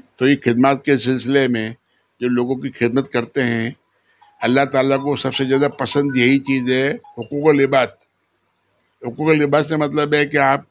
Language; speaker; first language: Urdu; non-native, local second language; Memoni